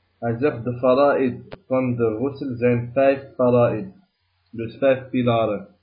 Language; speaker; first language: Dutch; early bilingual, other home language; Arabic